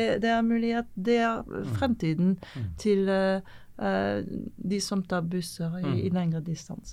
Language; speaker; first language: Norwegian; non-native, fluent; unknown